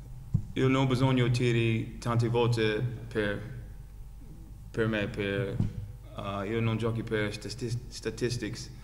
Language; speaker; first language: Italian; non-native, learner; English